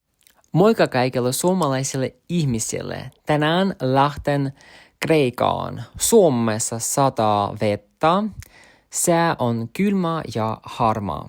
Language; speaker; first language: Finnish; non-native, learner; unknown